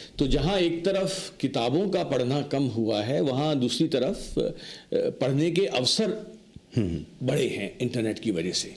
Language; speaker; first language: Hindi; native; Hindi